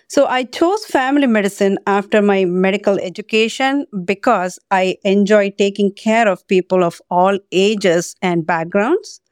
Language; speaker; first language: English; non-native, local second language; Tamil